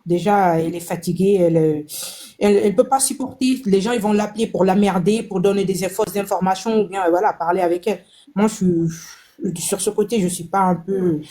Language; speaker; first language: French; non-native, local second language; Wolof